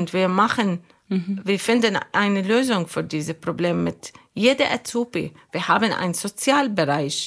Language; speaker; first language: German; non-native, learner; Arabic